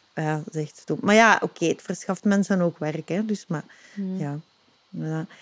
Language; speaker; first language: Dutch; native; Dutch